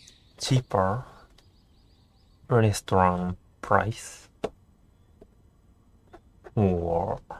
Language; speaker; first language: English; non-native, learner; Japanese